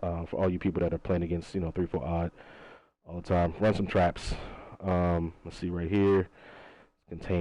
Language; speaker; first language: English; native; English